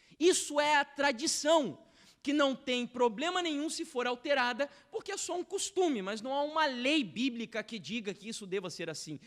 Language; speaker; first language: Portuguese; native; Portuguese